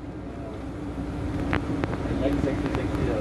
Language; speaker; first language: English; non-native, learner; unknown